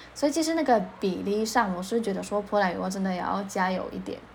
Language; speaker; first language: Chinese; non-native, fluent; Polish